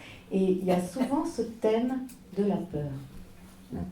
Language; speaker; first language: French; native; French